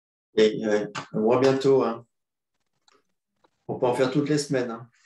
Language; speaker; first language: French; native; French